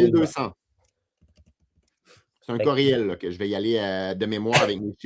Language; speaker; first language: French; native; French